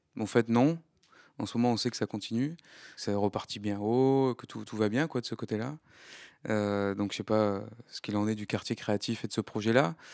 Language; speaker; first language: French; native; French